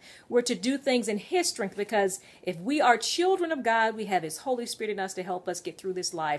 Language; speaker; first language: English; native; English